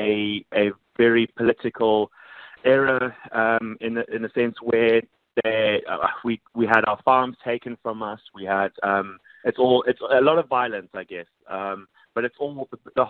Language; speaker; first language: English; native; English